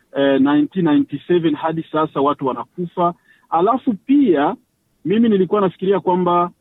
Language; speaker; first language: Swahili; native; Swahili